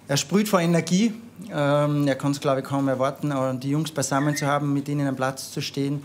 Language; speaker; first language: German; native; German